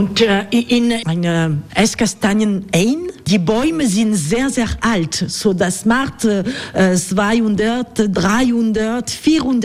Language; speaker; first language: German; non-native, learner; French